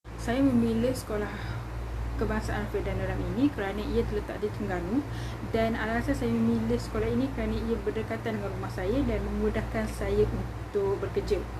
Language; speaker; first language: Malay; native; Malay